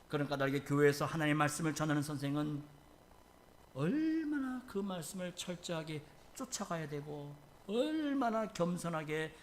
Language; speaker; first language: Korean; native; Korean